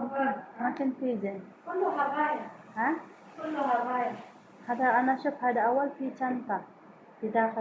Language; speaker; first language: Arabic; non-native, learner; Filipino